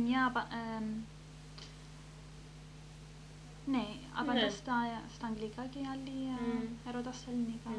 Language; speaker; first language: Greek; early bilingual, heritage; Greek